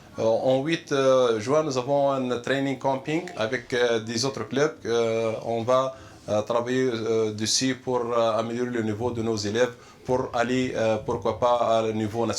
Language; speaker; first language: French; non-native, fluent; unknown